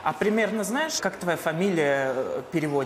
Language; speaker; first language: Russian; native; Russian